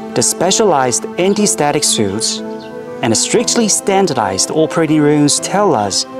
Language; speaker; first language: English; non-native, fluent; Chinese